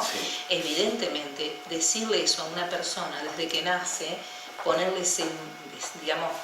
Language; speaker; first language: Spanish; native; Spanish